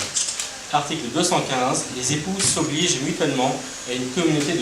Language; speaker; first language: French; native; French